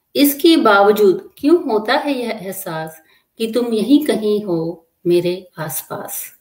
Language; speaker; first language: Hindi; native; Hindi